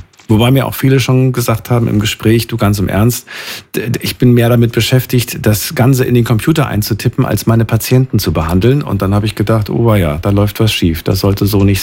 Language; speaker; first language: German; native; German